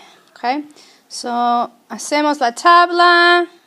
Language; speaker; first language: Spanish; non-native, fluent; English